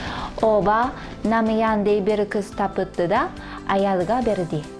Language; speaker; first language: Kyrgyz; non-native, learner; Japanese